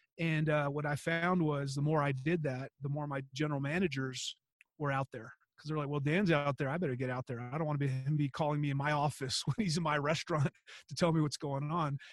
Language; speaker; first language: English; native; English